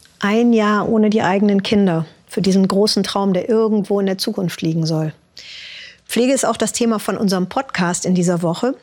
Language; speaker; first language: German; native; German